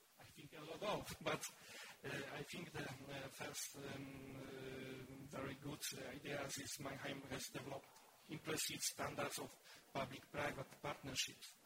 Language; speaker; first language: English; non-native, learner; Polish